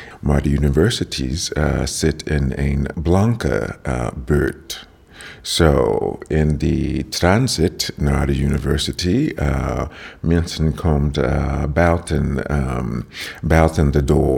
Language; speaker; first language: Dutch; non-native, learner; English